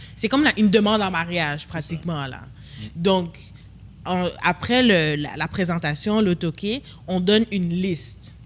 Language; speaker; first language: French; early bilingual, other home language; Lingala